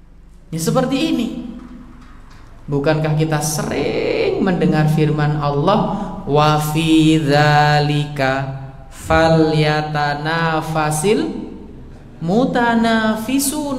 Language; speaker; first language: Indonesian; non-native, local second language; Javanese